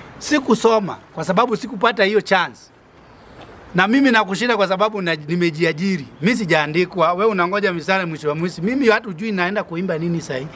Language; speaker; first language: Swahili; non-native, local second language; Luo (Kenya and Tanzania)